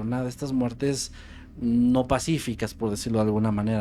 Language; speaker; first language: Spanish; native; Spanish